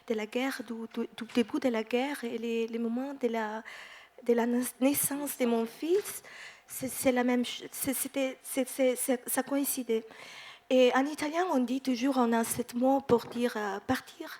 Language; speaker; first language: French; non-native, fluent; Italian